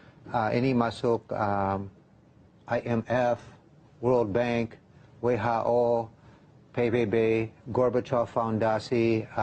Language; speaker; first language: Indonesian; non-native, learner; English